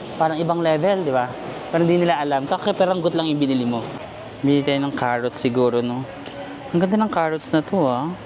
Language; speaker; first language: Filipino; native; Filipino